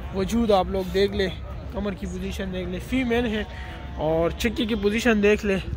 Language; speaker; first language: Urdu; non-native, local second language; Pashto